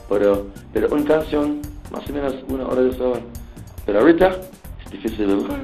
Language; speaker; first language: Spanish; non-native, learner; English